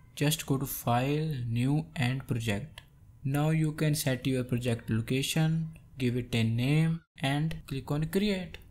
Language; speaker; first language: Hindi; native; Hindi